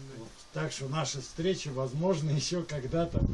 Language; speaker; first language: Russian; native; Russian